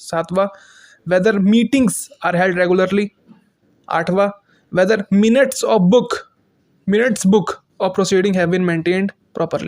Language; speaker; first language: English; non-native, local second language; Hindi